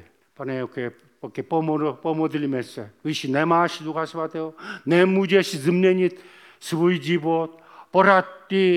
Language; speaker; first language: Czech; non-native, fluent; Korean